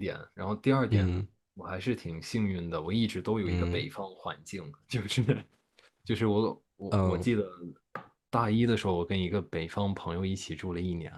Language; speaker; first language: Chinese; non-native, fluent; English